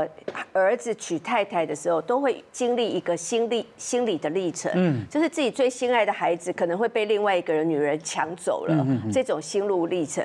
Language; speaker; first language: Chinese; native; Chinese